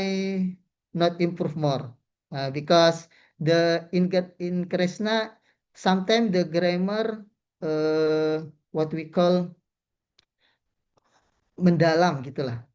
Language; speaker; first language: English; non-native, learner; Indonesian